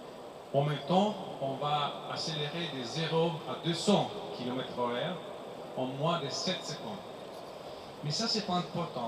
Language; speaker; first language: French; non-native, fluent; Italian